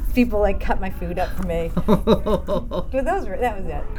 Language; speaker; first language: English; native; English